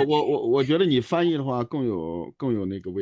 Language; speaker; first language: Chinese; native; Chinese